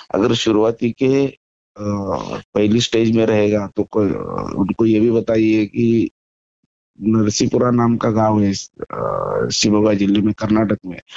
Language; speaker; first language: Hindi; non-native, local second language; Marathi